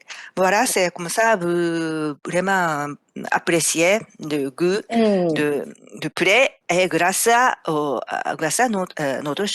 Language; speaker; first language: French; non-native, fluent; Japanese